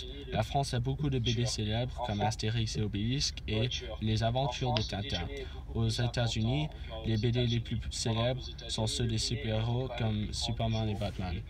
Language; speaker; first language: French; non-native, learner; English